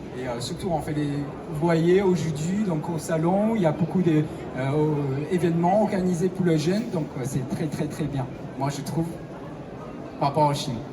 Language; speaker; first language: French; non-native, fluent; Chinese